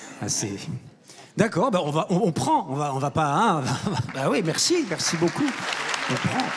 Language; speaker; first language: French; native; French